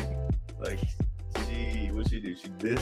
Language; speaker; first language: English; native; English